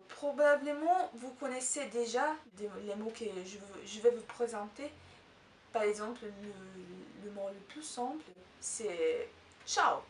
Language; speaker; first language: French; non-native, fluent; Italian